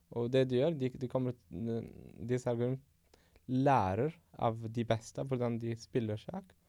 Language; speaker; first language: Norwegian; non-native, fluent; Arabic